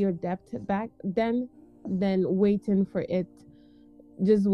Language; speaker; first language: English; non-native, local second language; Wolof